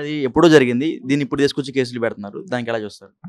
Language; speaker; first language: Telugu; native; Telugu